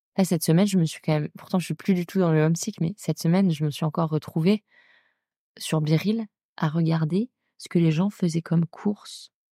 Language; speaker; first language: French; native; French